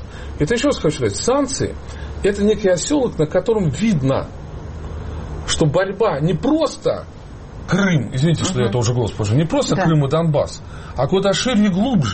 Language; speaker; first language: Russian; native; Russian